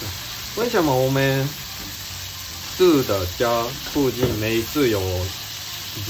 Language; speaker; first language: Chinese; non-native, fluent; Japanese